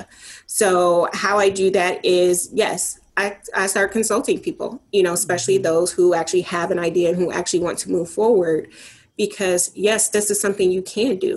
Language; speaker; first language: English; native; English